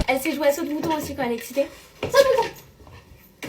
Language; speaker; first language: French; native; French